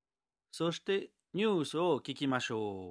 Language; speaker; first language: Japanese; non-native, learner; French